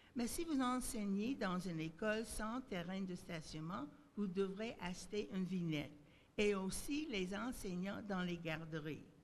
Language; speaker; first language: French; native; French